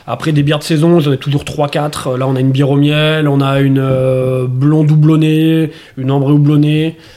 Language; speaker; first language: French; native; French